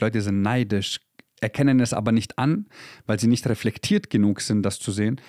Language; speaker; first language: German; early bilingual, other home language; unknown